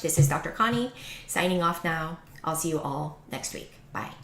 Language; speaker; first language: English; native; English